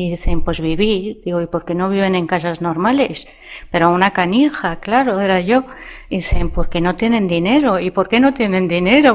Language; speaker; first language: Spanish; non-native, fluent; Persian